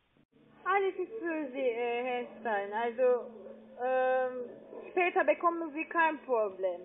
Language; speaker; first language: German; non-native, learner; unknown